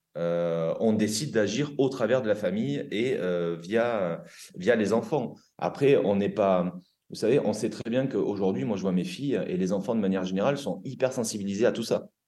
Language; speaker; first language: French; native; French